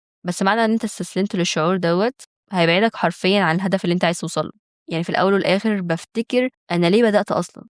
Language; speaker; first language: Arabic; native; Arabic